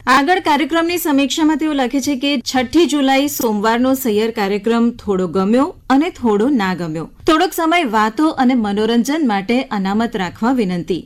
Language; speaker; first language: Gujarati; native; Gujarati